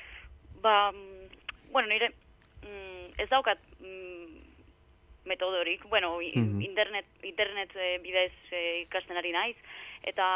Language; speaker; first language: Basque; non-native, learner; Greek